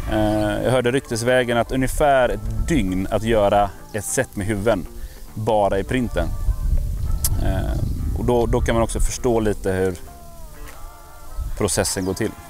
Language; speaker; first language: Swedish; native; Swedish